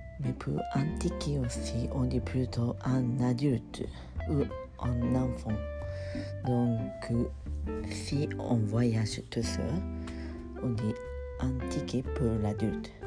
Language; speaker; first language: French; non-native, fluent; Japanese